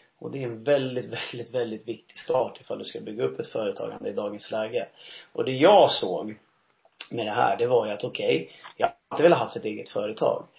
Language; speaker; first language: Swedish; early bilingual, heritage; Swedish